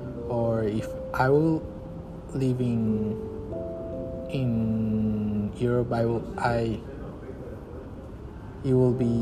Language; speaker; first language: English; non-native, learner; Spanish